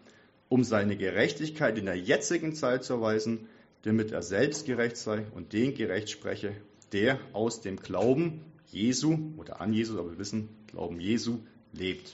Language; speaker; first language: German; native; German